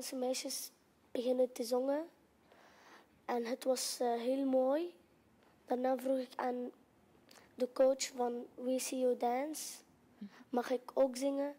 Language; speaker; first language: Dutch; non-native, learner; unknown